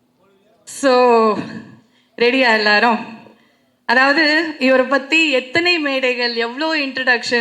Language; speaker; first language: Tamil; native; Tamil